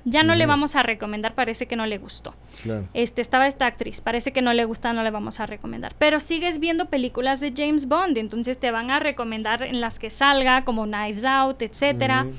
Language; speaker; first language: Spanish; early bilingual, heritage; Spanish